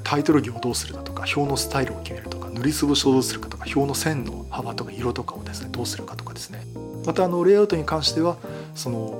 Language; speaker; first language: Japanese; native; Japanese